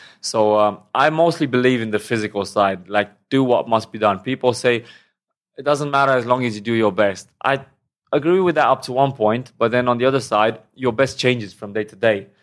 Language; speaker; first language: English; non-native, fluent; Romanian